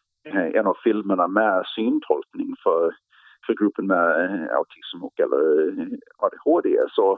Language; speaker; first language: Swedish; non-native, fluent; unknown